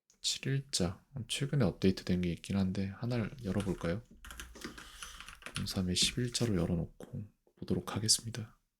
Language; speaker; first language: Korean; native; Korean